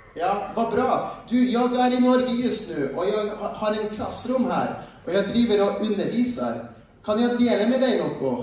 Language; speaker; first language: Norwegian; native; Norwegian